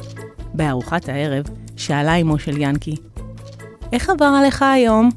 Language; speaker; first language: Hebrew; native; Hebrew